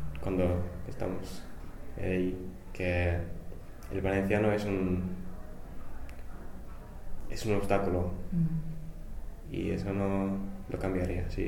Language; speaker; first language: Spanish; non-native, fluent; English